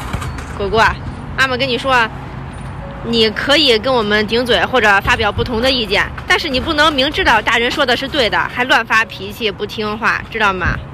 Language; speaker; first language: Chinese; native; Chinese